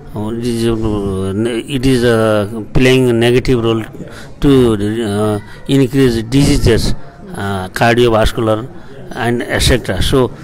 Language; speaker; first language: English; non-native, local second language; Nepali